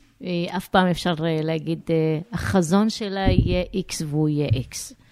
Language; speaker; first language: Hebrew; non-native, local second language; Arabic